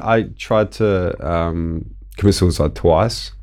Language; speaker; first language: English; early bilingual, other home language; Italian